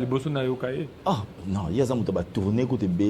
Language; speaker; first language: French; non-native, local second language; Lingala